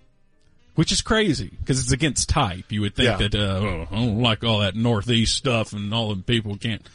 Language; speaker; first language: English; native; English